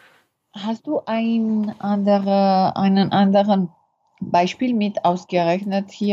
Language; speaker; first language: German; non-native, learner; French